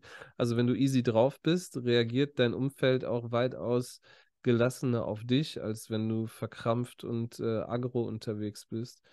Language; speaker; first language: German; native; German